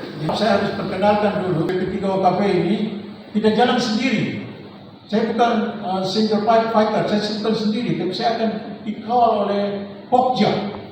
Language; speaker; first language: Indonesian; native; Indonesian